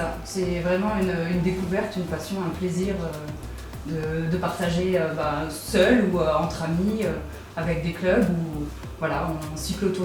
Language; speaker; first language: French; native; French